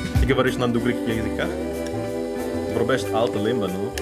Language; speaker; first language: Russian; non-native, learner; Indonesian